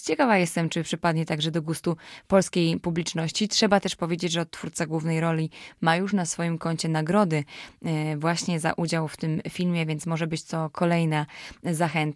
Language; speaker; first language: Polish; native; Polish